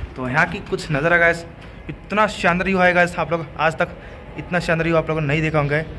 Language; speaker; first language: Hindi; non-native, local second language; Kannada